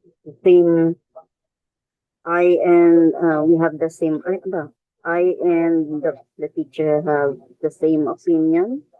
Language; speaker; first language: English; non-native, local second language; Filipino